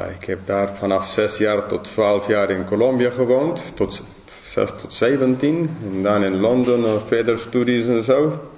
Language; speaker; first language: Dutch; non-native, fluent; English